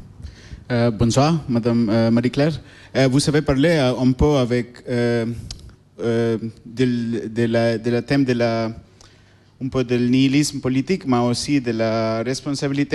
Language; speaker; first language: French; non-native, learner; Spanish